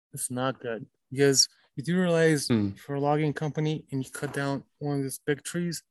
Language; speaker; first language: English; early bilingual, other home language; Romanian